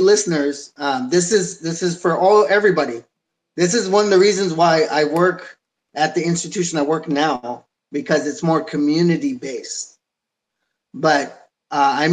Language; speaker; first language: English; native; English